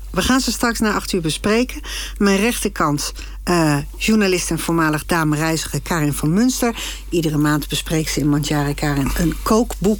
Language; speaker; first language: Dutch; native; Dutch